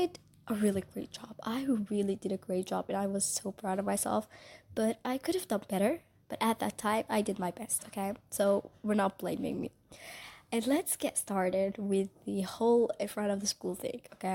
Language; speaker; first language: English; non-native, fluent; Somali